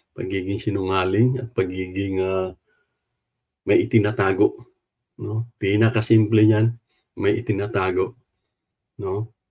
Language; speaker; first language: Filipino; non-native, local second language; Cebuano